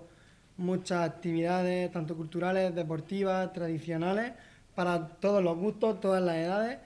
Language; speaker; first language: Spanish; native; Spanish